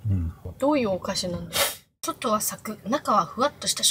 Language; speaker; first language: Japanese; native; Japanese